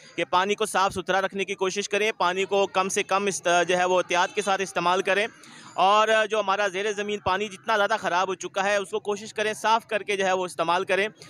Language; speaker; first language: Urdu; non-native, local second language; Punjabi